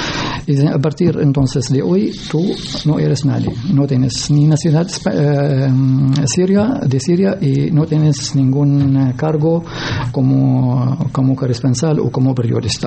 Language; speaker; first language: Spanish; non-native, learner; Arabic